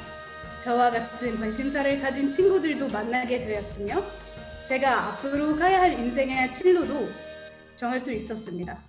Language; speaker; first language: Korean; non-native, fluent; Arabic